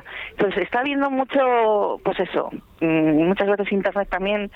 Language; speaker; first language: Spanish; native; Spanish